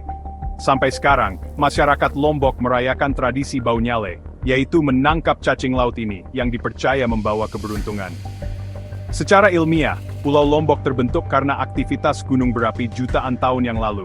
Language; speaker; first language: Indonesian; native; Indonesian